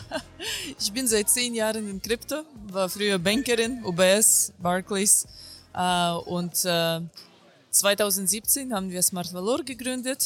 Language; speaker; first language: German; non-native, fluent; Ukrainian